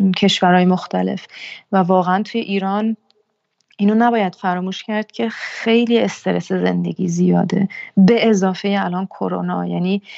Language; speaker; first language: Persian; early bilingual, heritage; Persian